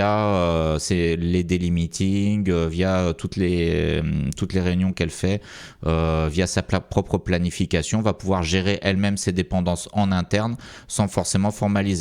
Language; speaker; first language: French; native; French